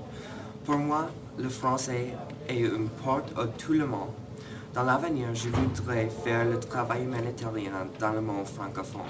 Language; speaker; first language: French; non-native, learner; English